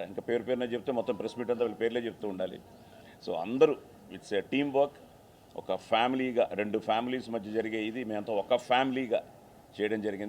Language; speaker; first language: Telugu; native; Telugu